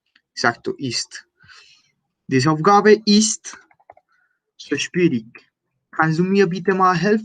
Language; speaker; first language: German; non-native, fluent; Spanish